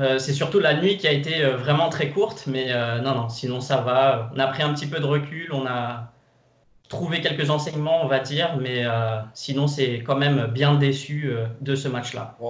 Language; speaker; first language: French; non-native, fluent; Portuguese